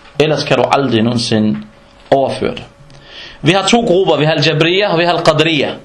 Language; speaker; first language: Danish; non-native, fluent; Arabic